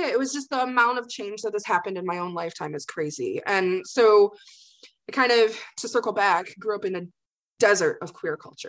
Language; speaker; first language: English; native; English